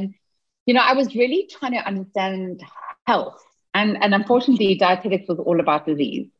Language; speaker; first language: English; native; English